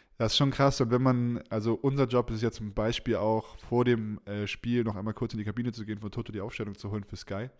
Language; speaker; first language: German; native; German